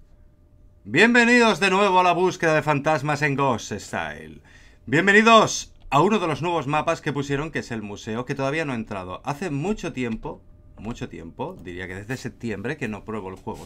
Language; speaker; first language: Spanish; native; Spanish